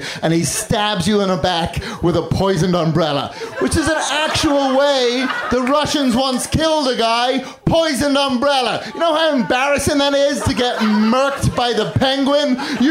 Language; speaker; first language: English; native; English